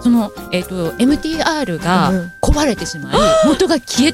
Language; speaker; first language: Japanese; native; Japanese